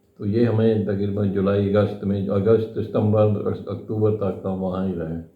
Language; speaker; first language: Urdu; non-native, local second language; Punjabi